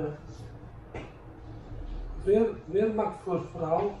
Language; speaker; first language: German; non-native, learner; Uzbek